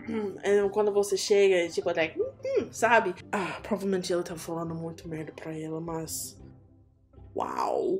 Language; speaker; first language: Portuguese; non-native, learner; English